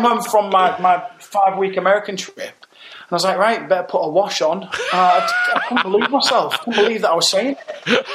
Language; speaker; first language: English; native; English